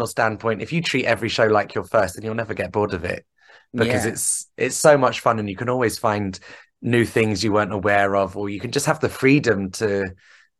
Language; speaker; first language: English; native; English